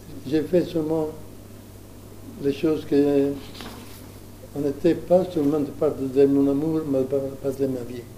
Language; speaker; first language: French; non-native, learner; Italian